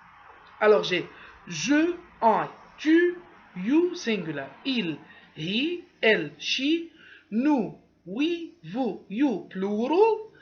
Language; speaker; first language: French; non-native, fluent; Arabic